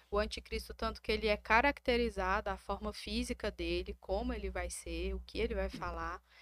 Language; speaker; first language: Portuguese; native; Portuguese